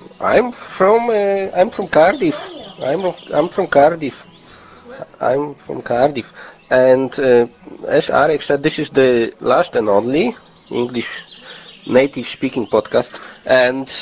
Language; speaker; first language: English; non-native, learner; Polish